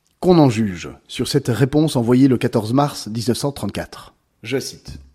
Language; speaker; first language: French; native; French